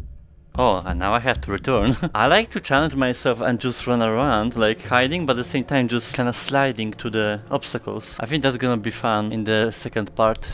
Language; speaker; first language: English; non-native, fluent; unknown